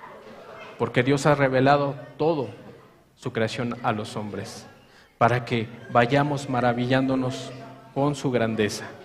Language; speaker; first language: Spanish; native; Spanish